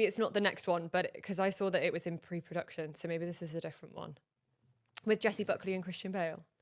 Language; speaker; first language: English; native; English